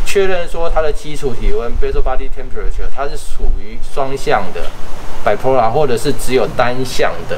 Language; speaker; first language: Chinese; native; Chinese